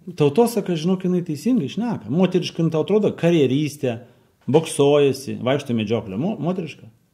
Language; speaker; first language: Lithuanian; native; Lithuanian